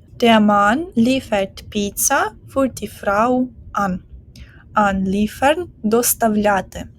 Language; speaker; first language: German; non-native, fluent; Ukrainian